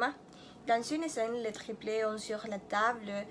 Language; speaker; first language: French; non-native, learner; Spanish